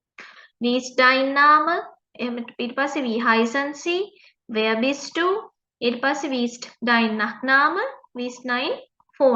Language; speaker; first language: German; non-native, learner; Sinhala